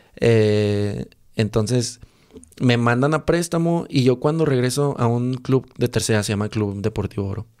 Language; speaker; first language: Spanish; native; Spanish